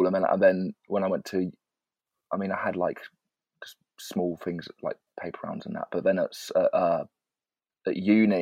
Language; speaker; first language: English; native; English